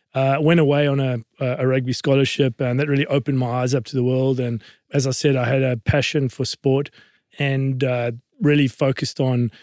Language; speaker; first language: English; native; English